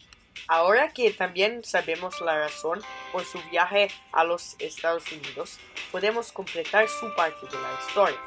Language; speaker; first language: Spanish; non-native, fluent; English